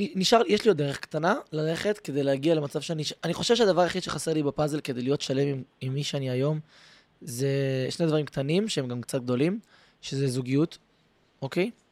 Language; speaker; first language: Hebrew; native; Hebrew